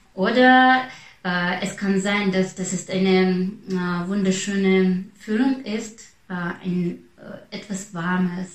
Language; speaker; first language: German; non-native, fluent; Russian